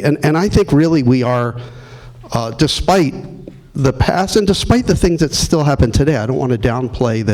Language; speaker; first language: English; native; English